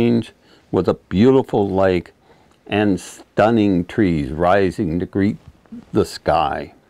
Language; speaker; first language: English; native; English